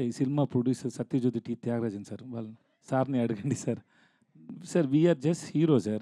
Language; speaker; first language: Telugu; non-native, learner; Tamil